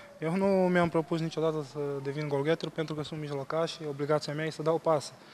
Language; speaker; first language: Romanian; non-native, fluent; Portuguese